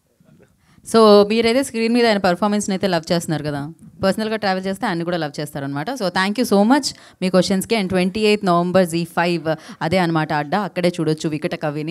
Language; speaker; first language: Telugu; native; Telugu